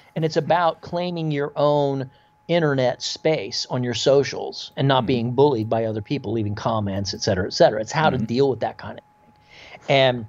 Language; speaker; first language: English; native; English